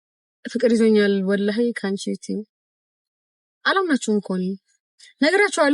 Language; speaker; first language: Amharic; native; Amharic